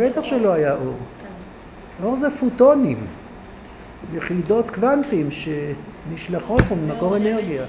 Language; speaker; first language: Hebrew; native; Hebrew